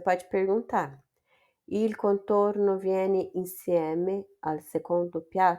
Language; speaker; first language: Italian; non-native, fluent; Portuguese